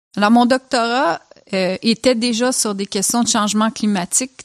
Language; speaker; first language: French; native; French